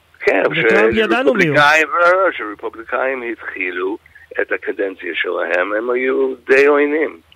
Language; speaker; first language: Hebrew; non-native, fluent; English